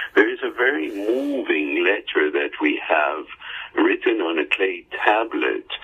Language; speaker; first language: English; early bilingual, heritage; English